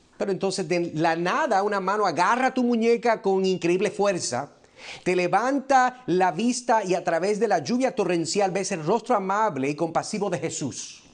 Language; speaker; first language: Spanish; early bilingual, heritage; Spanish